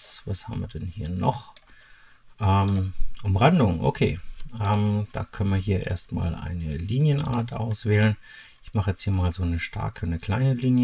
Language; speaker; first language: German; native; German